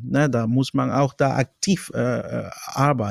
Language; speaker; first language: German; non-native, fluent; Spanish